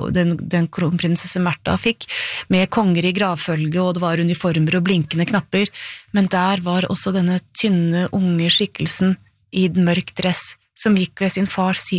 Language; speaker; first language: Norwegian; native; Norwegian